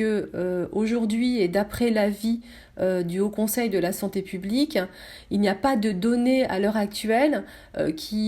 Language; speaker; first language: French; native; French